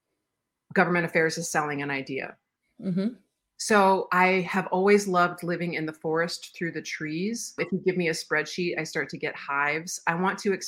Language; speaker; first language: English; native; English